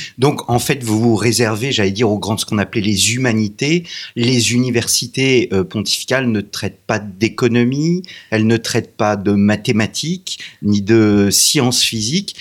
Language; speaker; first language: French; native; French